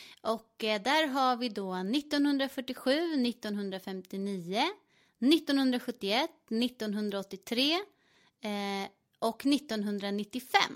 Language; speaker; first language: Swedish; native; Swedish